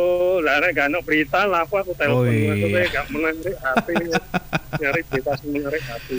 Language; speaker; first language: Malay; non-native, local second language; Javanese